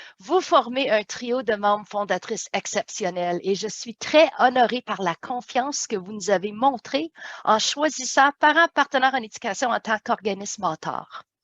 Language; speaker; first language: French; native; French